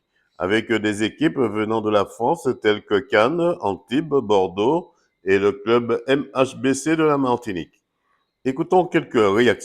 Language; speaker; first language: French; native; French